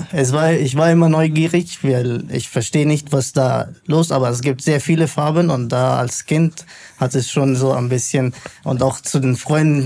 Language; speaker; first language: German; non-native, fluent; Arabic